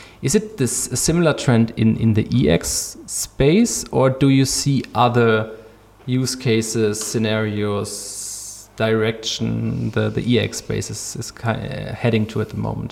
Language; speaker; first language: English; non-native, fluent; German